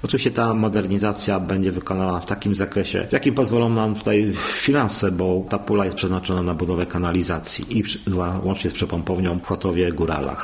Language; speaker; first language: Polish; native; Polish